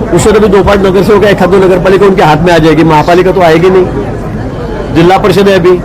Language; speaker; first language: Hindi; non-native, local second language; Marathi